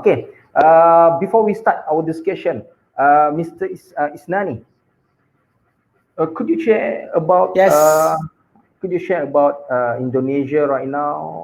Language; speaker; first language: English; non-native, local second language; Malay